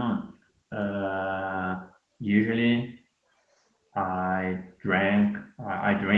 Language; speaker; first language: English; non-native, learner; Portuguese